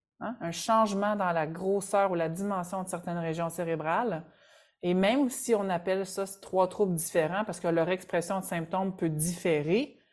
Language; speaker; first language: French; native; French